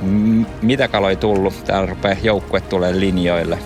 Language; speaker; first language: Finnish; native; Finnish